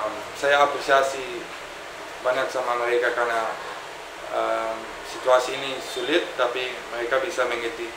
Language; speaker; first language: Indonesian; non-native, fluent; Dutch